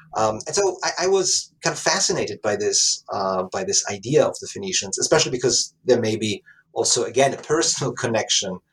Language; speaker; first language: English; non-native, fluent; Italian